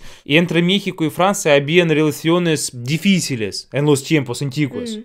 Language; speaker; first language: Spanish; non-native, fluent; Russian